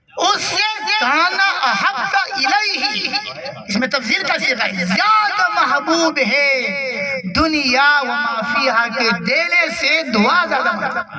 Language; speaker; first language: Urdu; non-native, local second language; Pashto